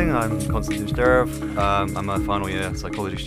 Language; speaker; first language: English; native; English